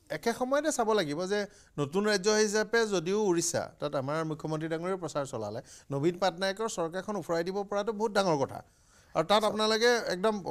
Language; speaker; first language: Assamese; native; Assamese